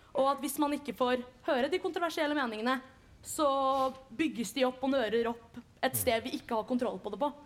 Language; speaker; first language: Norwegian; early bilingual, other home language; Kurdish